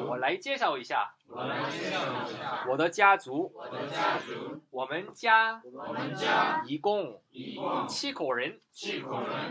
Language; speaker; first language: Chinese; non-native, fluent; Korean